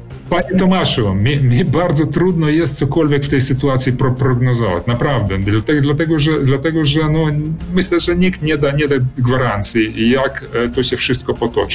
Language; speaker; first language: Polish; early bilingual, heritage; Polish